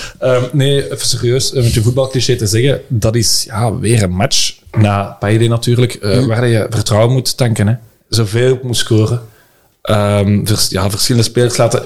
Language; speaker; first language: Dutch; native; Dutch